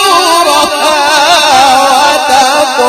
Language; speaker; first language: Arabic; native; Arabic